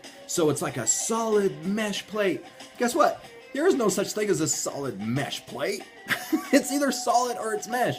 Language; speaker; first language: English; native; English